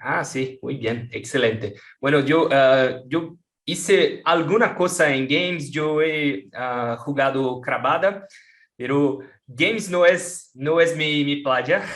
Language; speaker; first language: Spanish; non-native, fluent; Portuguese